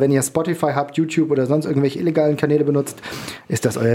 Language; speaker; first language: German; native; German